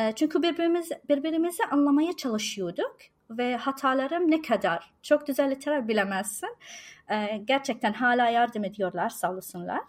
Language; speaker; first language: Turkish; non-native, fluent; Arabic